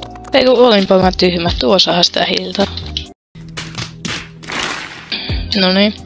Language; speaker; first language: Finnish; native; Finnish